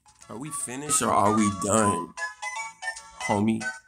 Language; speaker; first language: English; native; English